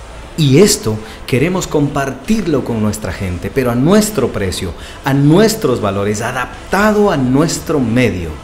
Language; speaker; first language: Spanish; native; Spanish